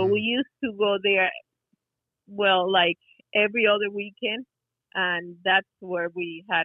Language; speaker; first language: English; non-native, fluent; Spanish